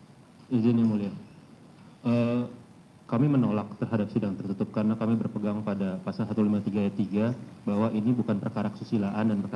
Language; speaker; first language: Indonesian; native; Indonesian